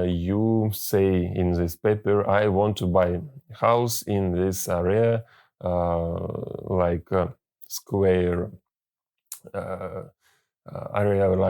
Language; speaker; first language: English; non-native, learner; Russian